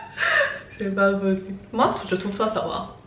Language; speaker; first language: French; non-native, learner; Chinese